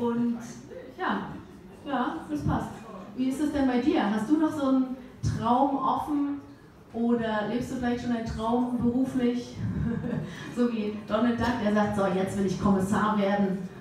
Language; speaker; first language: German; native; German